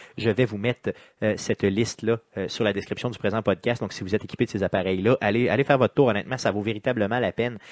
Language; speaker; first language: French; native; French